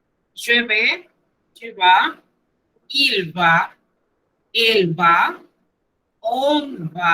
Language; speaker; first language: French; non-native, fluent; Spanish